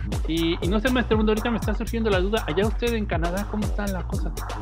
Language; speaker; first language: Spanish; native; Spanish